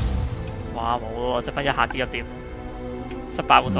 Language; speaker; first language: Chinese; native; Chinese